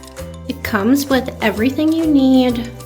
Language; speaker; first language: English; native; English